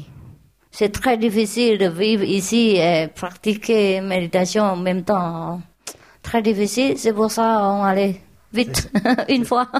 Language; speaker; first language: French; non-native, learner; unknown